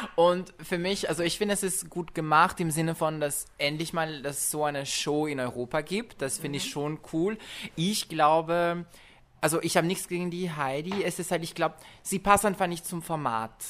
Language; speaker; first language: German; non-native, fluent; French